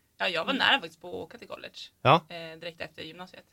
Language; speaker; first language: Swedish; native; Swedish